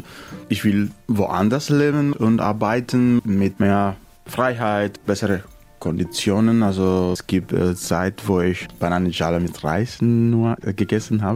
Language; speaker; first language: German; non-native, fluent; Spanish